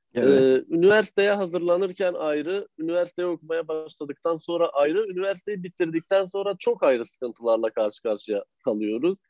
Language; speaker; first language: Turkish; native; Turkish